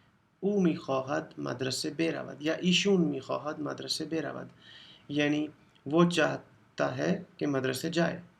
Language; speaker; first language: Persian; non-native, fluent; Urdu